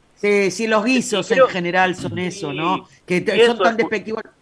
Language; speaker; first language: Spanish; native; Spanish